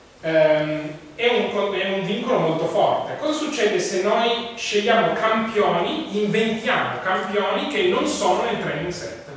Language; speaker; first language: Italian; native; Italian